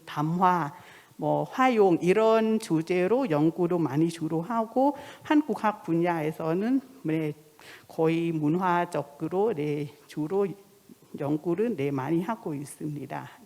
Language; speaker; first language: Korean; non-native, fluent; Thai